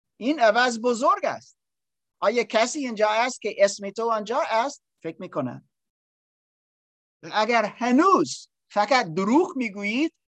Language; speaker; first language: Persian; non-native, learner; English